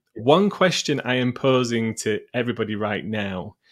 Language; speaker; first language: English; native; English